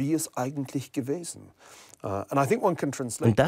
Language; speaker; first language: German; non-native, fluent; English